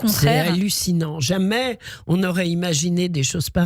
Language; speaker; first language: French; native; French